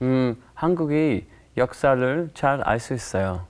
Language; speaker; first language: Korean; non-native, learner; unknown